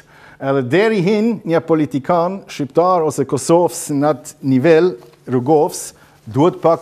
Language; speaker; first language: Albanian; non-native, learner; German